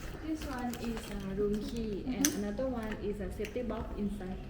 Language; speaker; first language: English; non-native, learner; Thai